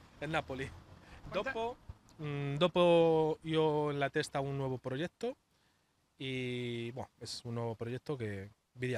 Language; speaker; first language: Italian; non-native, learner; Spanish